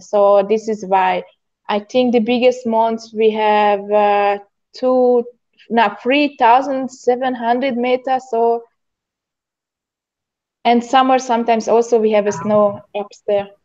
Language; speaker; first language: English; non-native, learner; Hungarian